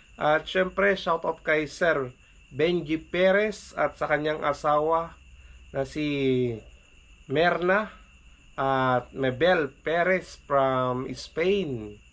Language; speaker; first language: Filipino; native; Filipino